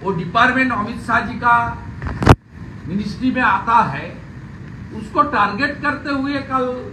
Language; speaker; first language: Hindi; non-native, local second language; Bangla